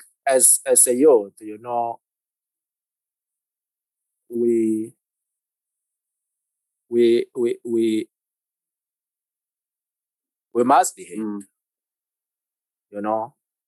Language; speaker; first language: English; non-native, local second language; Zulu